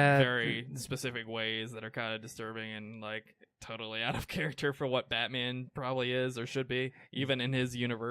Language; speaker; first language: English; native; English